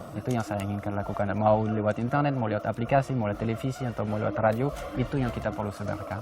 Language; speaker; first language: Indonesian; non-native, fluent; French